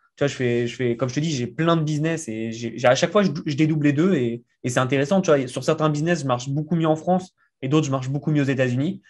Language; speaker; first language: French; native; French